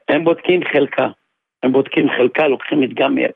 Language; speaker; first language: Hebrew; native; Hebrew